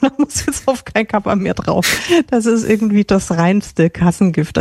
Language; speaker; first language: German; native; German